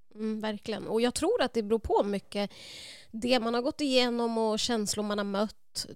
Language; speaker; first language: Swedish; native; Swedish